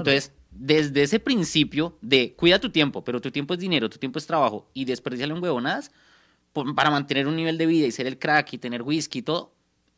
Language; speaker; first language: Spanish; native; Spanish